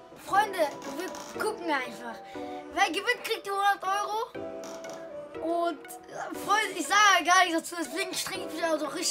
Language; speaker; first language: German; native; German